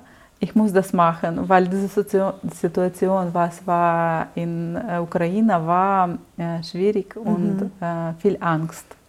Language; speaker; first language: German; non-native, learner; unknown